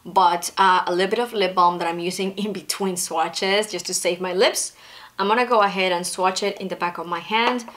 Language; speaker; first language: English; non-native, fluent; Spanish